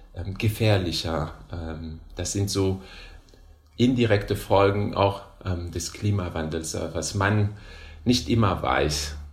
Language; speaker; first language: German; non-native, fluent; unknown